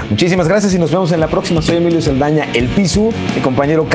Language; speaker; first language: Spanish; native; Spanish